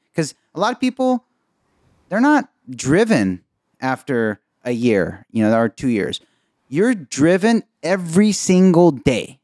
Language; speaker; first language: English; native; English